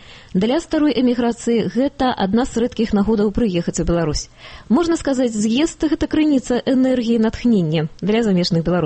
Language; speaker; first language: Belarusian; native; Belarusian